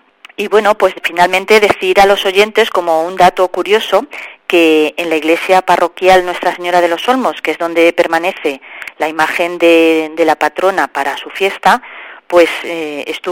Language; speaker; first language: Spanish; native; Spanish